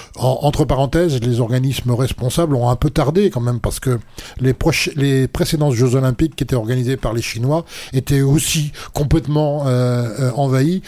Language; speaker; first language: French; native; French